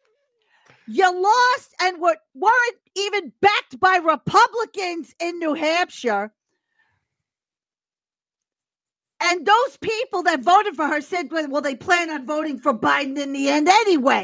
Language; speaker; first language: English; native; English